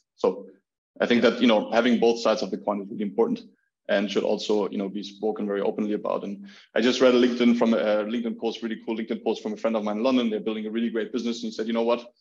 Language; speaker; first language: English; non-native, fluent; German